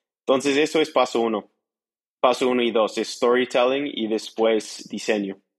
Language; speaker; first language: Spanish; non-native, fluent; English